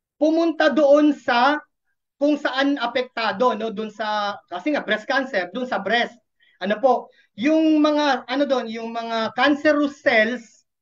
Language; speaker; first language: Filipino; non-native, local second language; Masbatenyo